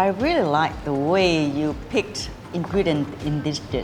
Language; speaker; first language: English; non-native, fluent; Vietnamese